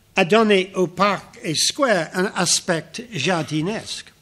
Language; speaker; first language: French; non-native, fluent; English